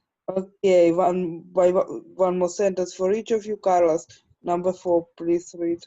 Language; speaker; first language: English; non-native, fluent; Ukrainian